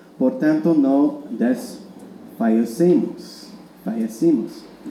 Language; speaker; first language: Spanish; non-native, learner; English